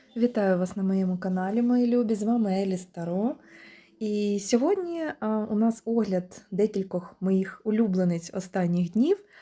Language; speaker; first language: Ukrainian; non-native, local second language; Russian